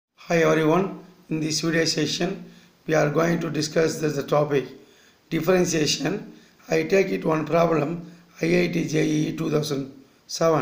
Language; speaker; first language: English; non-native, local second language; Tamil